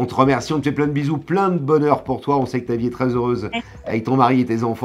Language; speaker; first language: French; native; French